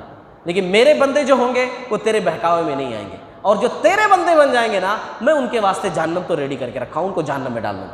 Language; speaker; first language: Urdu; native; Urdu